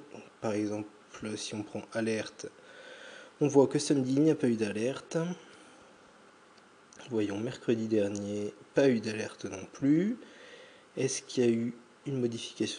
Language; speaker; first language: French; native; French